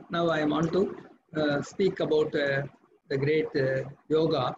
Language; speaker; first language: English; non-native, local second language; Tamil